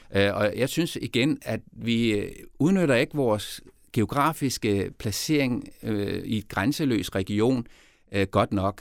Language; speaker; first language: Danish; native; Danish